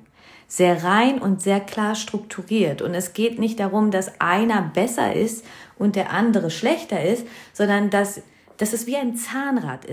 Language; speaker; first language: German; early bilingual, other home language; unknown